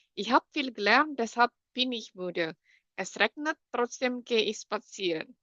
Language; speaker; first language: German; non-native, fluent; Indonesian